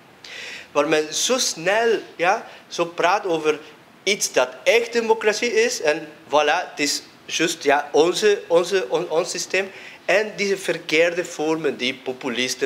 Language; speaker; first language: Dutch; non-native, fluent; Spanish